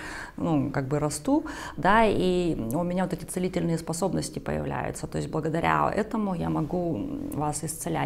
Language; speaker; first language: Russian; native; Russian